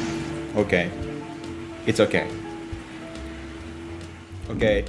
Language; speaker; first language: English; non-native, fluent; Indonesian